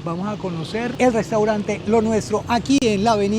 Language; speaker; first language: Spanish; native; Spanish